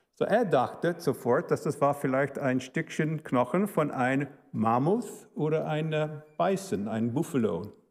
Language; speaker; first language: German; early bilingual, heritage; German